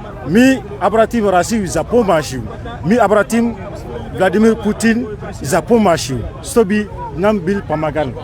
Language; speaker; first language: Russian; non-native, learner; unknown